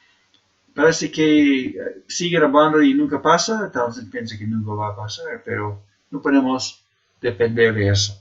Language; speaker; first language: Spanish; non-native, fluent; English